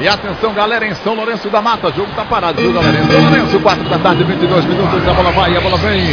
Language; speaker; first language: Portuguese; native; Portuguese